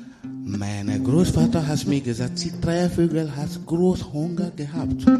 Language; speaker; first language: German; non-native, learner; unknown